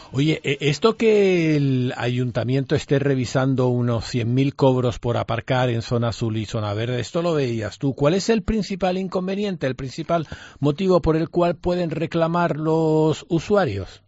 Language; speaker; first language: Spanish; native; Spanish